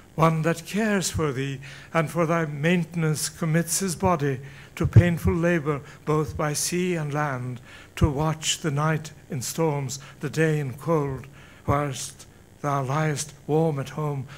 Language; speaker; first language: English; non-native, fluent; Turkish